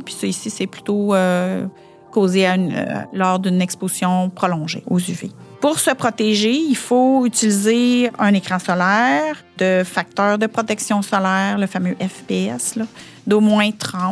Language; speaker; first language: French; native; French